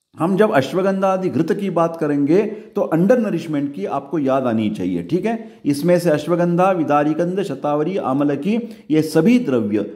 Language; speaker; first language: Hindi; non-native, local second language; Marathi